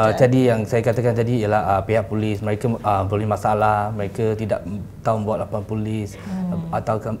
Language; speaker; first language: Malay; native; Malay